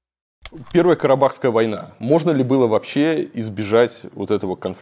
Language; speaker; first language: Russian; native; Russian